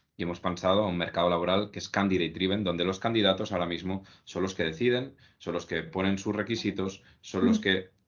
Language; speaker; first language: Spanish; native; Spanish